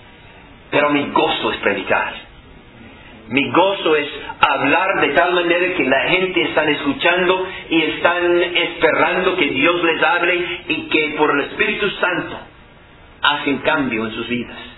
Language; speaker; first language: Spanish; non-native, fluent; English